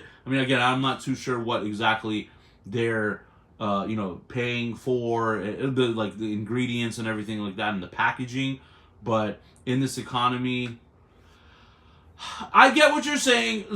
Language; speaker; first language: English; native; English